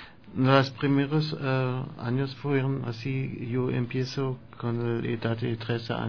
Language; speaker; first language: Spanish; non-native, learner; German